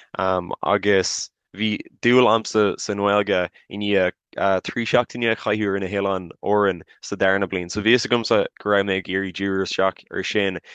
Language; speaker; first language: Irish; non-native, local second language; English